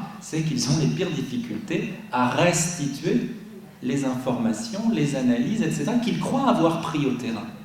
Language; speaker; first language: French; native; French